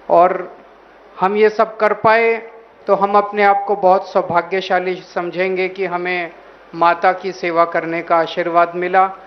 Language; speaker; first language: Hindi; native; Hindi